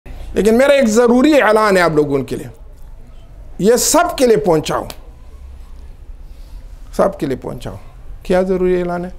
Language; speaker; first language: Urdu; non-native, local second language; Pashto